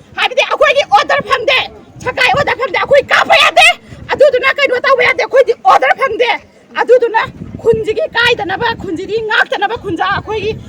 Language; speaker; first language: Manipuri; native; Manipuri